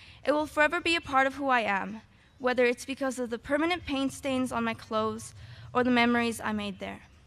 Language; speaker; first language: English; early bilingual, other home language; Spanish